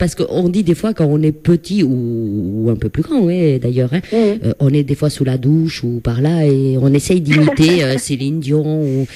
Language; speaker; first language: French; native; French